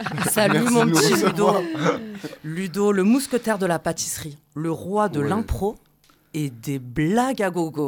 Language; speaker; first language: French; native; French